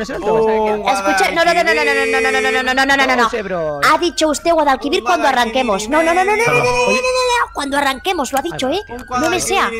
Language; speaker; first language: Spanish; native; Spanish